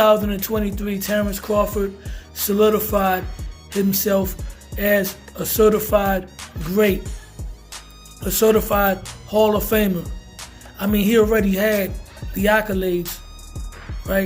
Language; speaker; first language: English; native; English